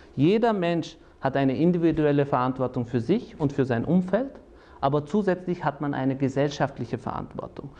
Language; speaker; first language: German; early bilingual, other home language; Turkish